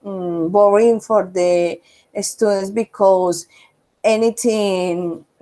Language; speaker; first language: English; non-native, learner; Spanish